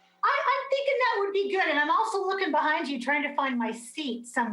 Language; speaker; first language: English; native; English